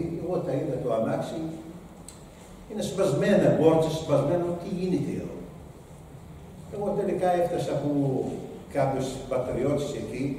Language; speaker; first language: Greek; non-native, learner; Arabic